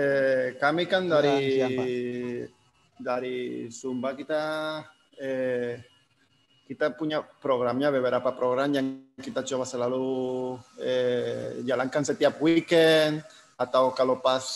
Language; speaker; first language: Indonesian; non-native, fluent; Spanish